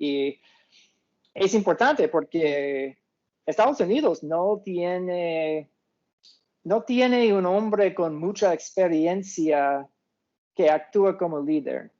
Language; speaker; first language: Spanish; non-native, fluent; English